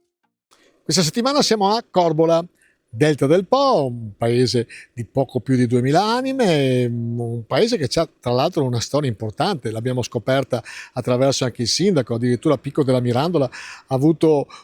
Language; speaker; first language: Italian; native; Italian